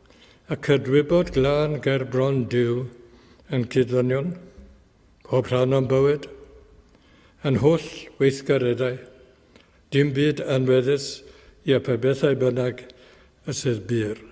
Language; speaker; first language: Welsh; native; Welsh